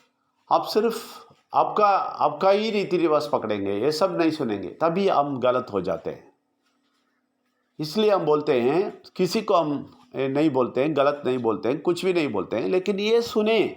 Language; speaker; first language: Hindi; non-native, local second language; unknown